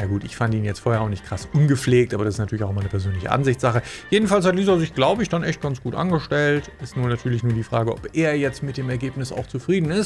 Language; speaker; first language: German; native; German